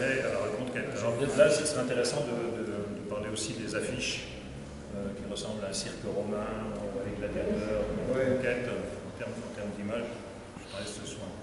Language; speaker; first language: French; native; French